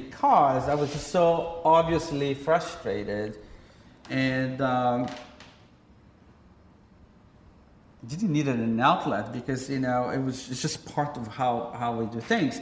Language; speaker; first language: English; non-native, fluent; Portuguese